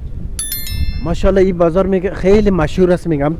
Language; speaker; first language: Persian; non-native, local second language; Uzbek